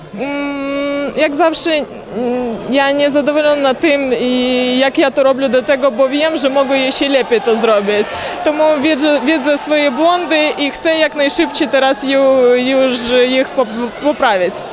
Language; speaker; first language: Polish; non-native, learner; Ukrainian